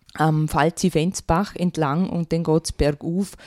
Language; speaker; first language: German; native; German